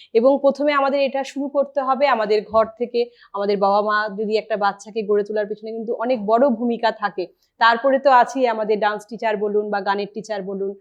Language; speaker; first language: Bangla; native; Bangla